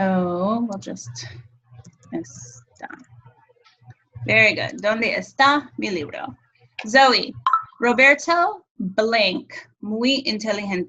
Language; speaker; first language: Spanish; non-native, fluent; English